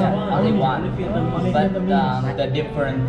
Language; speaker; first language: English; non-native, learner; Vietnamese